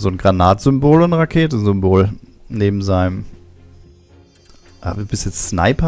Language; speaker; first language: German; native; German